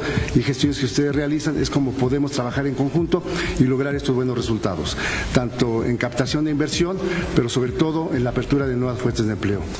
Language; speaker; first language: Spanish; native; Spanish